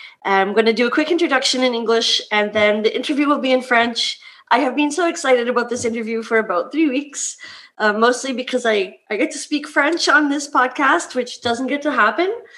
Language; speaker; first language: English; native; English